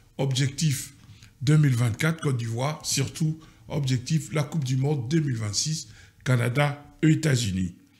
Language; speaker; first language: French; non-native, local second language; Lingala